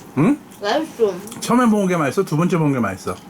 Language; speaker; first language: Korean; native; Korean